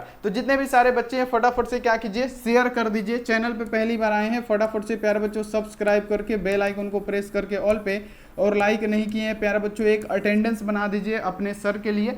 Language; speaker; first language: Hindi; native; Hindi